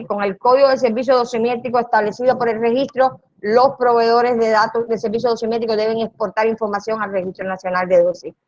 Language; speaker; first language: Spanish; native; Spanish